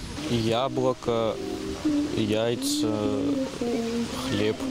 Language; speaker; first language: Russian; non-native, learner; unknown